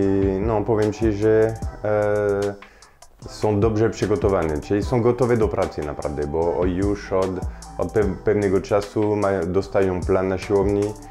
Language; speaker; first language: Polish; non-native, fluent; French